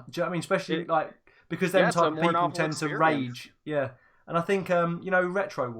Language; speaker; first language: English; native; English